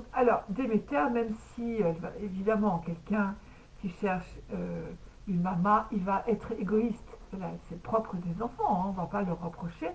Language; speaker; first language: French; native; French